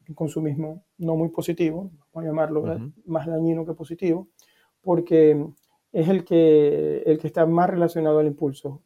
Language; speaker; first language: Spanish; native; Spanish